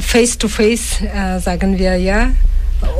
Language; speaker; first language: German; non-native, fluent; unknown